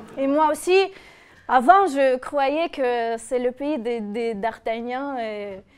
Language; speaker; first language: French; non-native, fluent; Russian